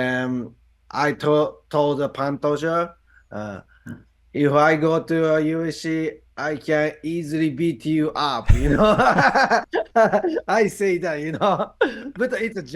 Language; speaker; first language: English; non-native, learner; Japanese